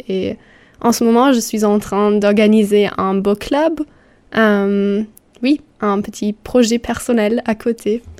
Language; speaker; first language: French; non-native, fluent; German